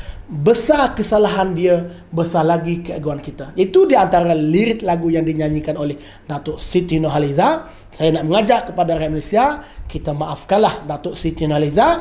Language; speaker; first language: Malay; native; Malay